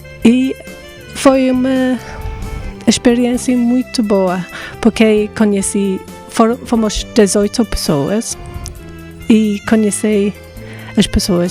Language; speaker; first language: Portuguese; non-native, fluent; English